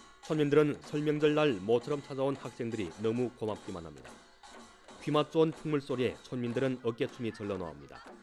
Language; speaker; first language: Korean; native; Korean